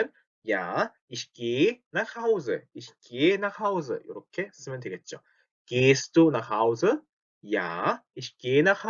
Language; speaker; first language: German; non-native, fluent; Korean